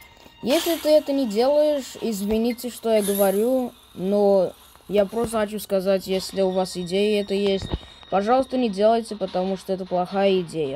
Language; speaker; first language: Russian; early bilingual, heritage; English